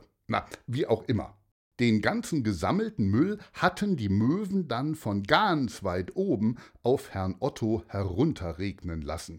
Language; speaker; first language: German; native; German